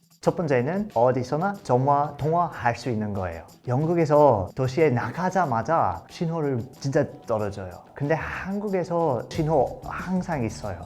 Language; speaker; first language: Korean; non-native, learner; English